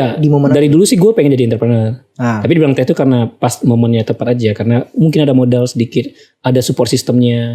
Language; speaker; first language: Indonesian; native; Indonesian